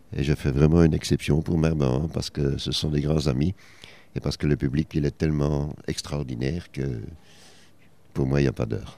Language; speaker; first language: French; native; French